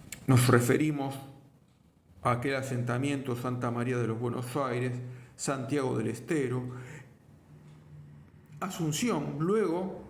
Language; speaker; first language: Spanish; native; Spanish